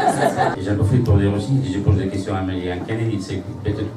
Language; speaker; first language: French; native; French